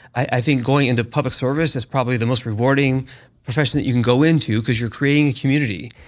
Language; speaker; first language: English; native; English